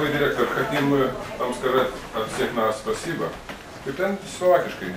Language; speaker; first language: Russian; non-native, local second language; Lithuanian